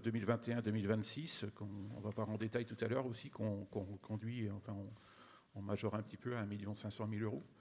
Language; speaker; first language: French; native; French